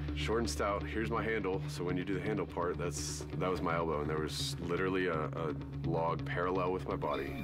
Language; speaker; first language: English; native; English